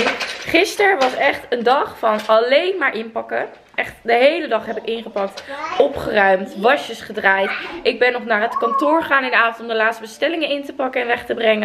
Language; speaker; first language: Dutch; native; Dutch